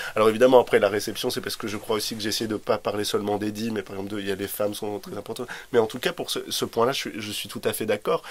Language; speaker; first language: French; native; French